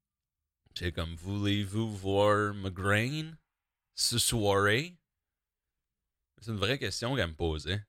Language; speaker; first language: French; native; French